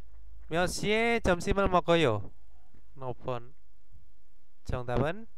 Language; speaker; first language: Korean; non-native, fluent; Indonesian